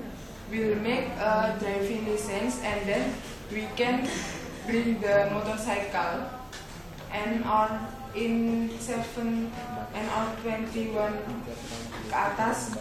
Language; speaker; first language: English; non-native, learner; Indonesian